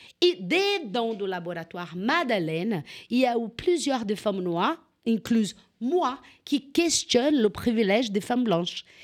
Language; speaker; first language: French; non-native, fluent; Portuguese